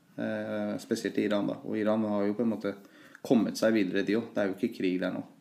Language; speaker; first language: Norwegian; early bilingual, other home language; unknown